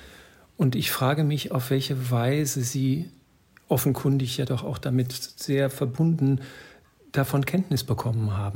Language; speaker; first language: German; native; German